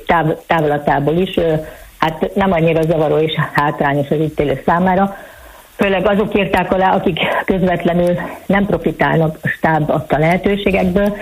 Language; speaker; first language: Hungarian; native; Hungarian